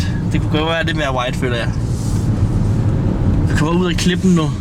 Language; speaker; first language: Danish; native; Danish